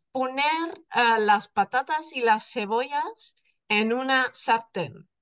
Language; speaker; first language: Spanish; non-native, fluent; Dutch